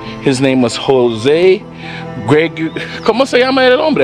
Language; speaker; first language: Spanish; non-native, learner; English